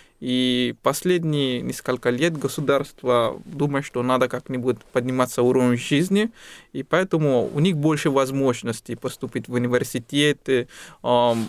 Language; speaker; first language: Russian; non-native, fluent; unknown